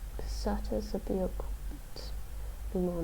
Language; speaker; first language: Russian; non-native, learner; English